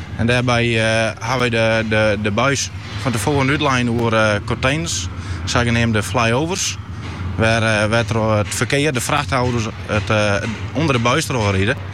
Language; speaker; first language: Dutch; non-native, local second language; Western Frisian